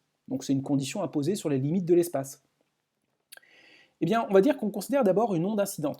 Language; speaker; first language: French; native; French